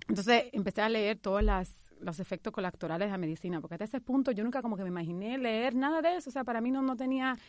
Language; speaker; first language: Spanish; native; Spanish